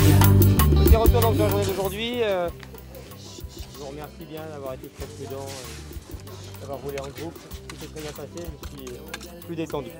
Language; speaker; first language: French; native; French